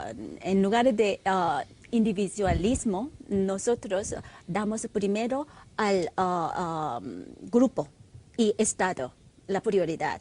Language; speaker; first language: Spanish; non-native, fluent; Korean